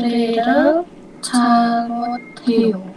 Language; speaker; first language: Korean; non-native, learner; Indonesian